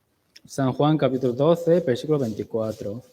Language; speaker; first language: Spanish; non-native, learner; Chinese